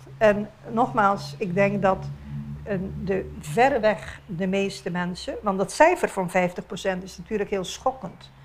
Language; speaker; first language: Dutch; non-native, local second language; Papiamento